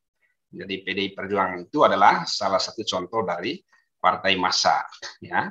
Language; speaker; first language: Indonesian; native; Indonesian